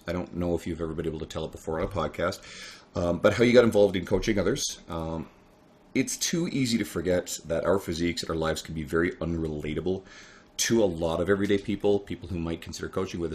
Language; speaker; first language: English; native; English